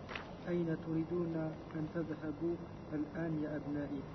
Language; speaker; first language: Arabic; non-native, learner; French